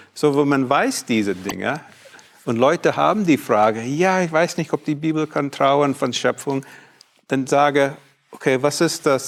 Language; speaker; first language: German; non-native, fluent; English